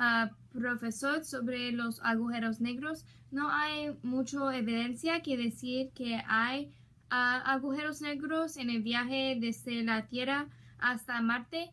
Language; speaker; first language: Spanish; non-native, learner; English